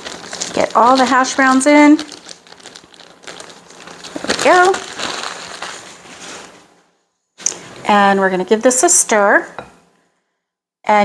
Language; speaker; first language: English; native; English